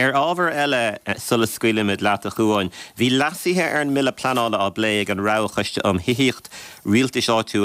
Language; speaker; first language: Irish; native; Irish